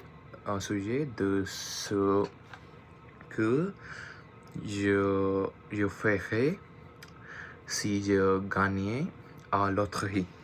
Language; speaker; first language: French; non-native, learner; Punjabi